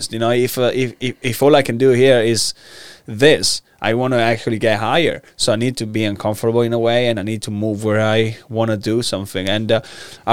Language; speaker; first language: English; non-native, fluent; Italian